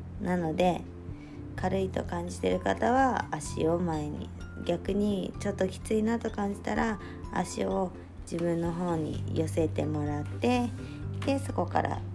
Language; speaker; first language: Japanese; native; Japanese